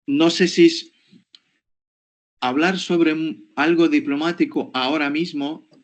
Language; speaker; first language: Spanish; non-native, fluent; Ukrainian